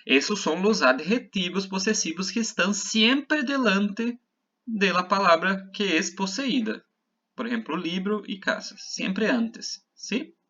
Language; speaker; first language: Spanish; non-native, fluent; Portuguese